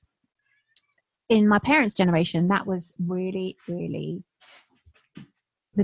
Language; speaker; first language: English; native; English